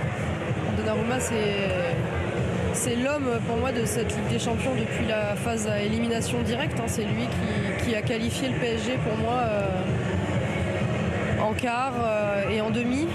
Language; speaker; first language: French; native; French